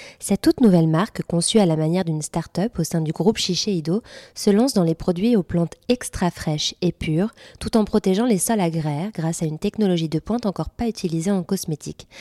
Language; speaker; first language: French; native; French